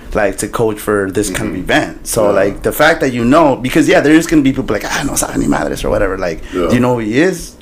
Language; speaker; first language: English; native; English